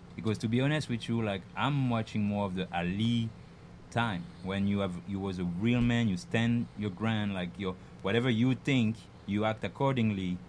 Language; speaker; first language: English; non-native, fluent; French